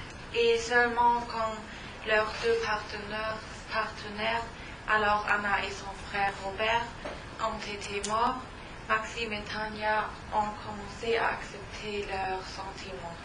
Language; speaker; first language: French; non-native, learner; German